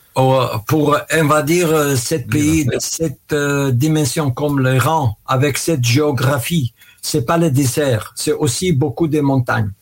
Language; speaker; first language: French; non-native, fluent; Russian